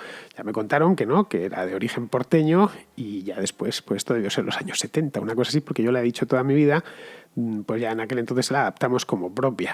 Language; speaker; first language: Spanish; native; Spanish